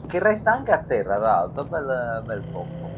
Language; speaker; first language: Italian; native; Italian